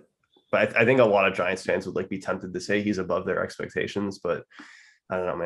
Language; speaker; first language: English; native; English